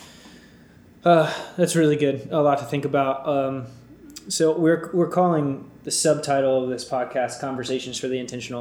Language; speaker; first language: English; native; English